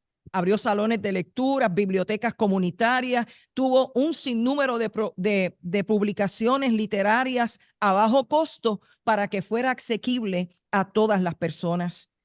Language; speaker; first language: Spanish; native; Spanish